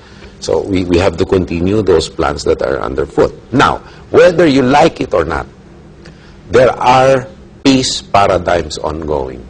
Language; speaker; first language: English; non-native, local second language; Filipino